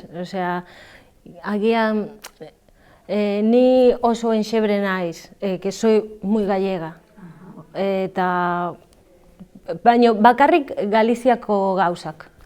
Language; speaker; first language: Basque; non-native, learner; Galician